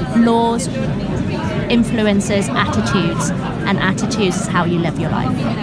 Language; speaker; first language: English; early bilingual, other home language; Chinese